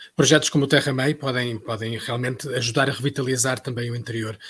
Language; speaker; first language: Portuguese; non-native, fluent; German